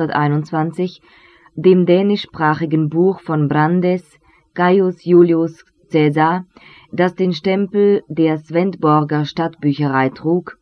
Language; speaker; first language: German; native; German